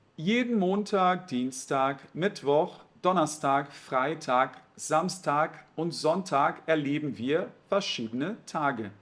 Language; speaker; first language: German; non-native, fluent; Portuguese